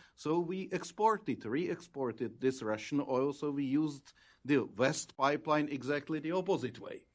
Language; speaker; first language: English; non-native, fluent; Czech